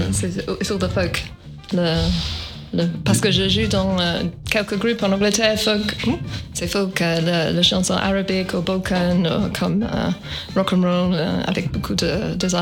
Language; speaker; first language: French; non-native, learner; English